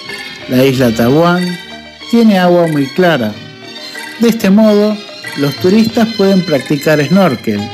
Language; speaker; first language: Spanish; non-native, fluent; Indonesian